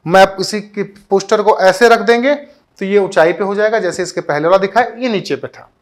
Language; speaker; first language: Hindi; native; Hindi